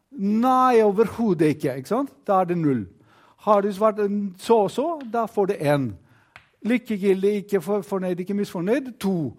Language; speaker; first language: Norwegian; non-native, fluent; Greek